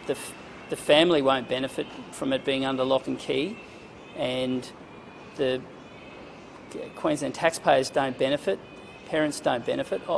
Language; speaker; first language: English; native; English